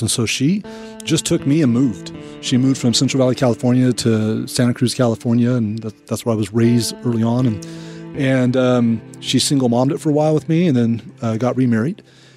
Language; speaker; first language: English; native; English